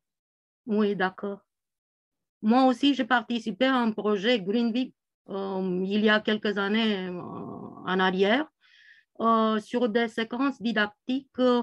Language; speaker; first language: French; non-native, fluent; Romanian